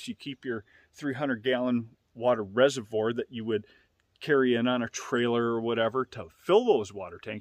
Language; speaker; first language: English; native; English